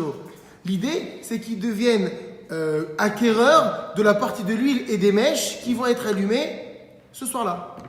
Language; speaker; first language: French; native; French